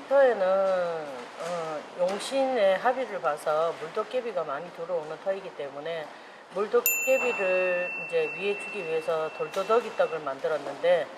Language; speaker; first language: Korean; native; Korean